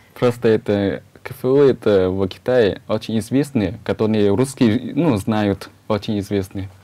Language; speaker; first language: Russian; non-native, learner; Chinese